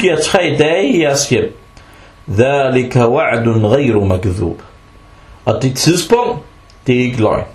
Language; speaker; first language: Danish; non-native, fluent; Arabic